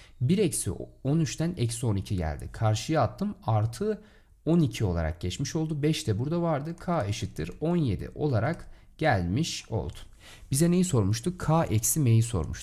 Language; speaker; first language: Turkish; native; Turkish